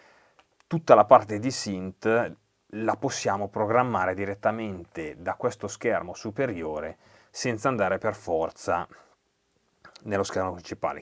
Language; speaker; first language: Italian; native; Italian